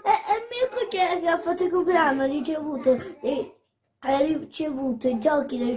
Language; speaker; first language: Italian; early bilingual, other home language; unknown